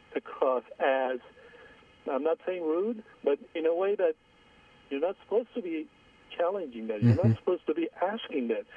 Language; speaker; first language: English; non-native, fluent; Armenian